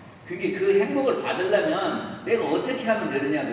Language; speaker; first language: Korean; native; Korean